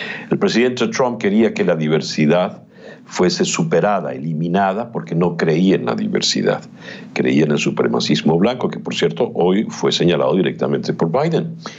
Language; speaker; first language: Spanish; native; Spanish